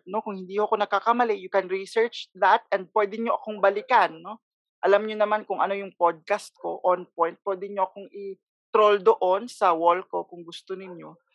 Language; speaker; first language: Filipino; non-native, local second language; Cebuano